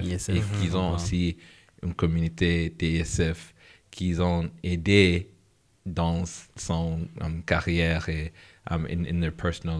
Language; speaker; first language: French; non-native, learner; English